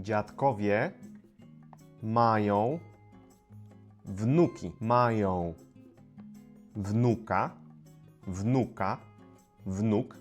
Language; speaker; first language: Polish; native; Polish